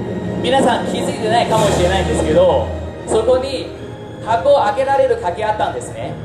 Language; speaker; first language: Japanese; non-native, fluent; Chinese